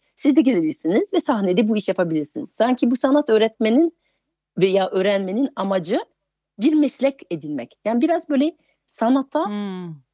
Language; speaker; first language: Turkish; non-native, fluent; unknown